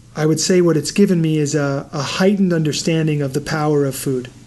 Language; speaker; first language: English; native; English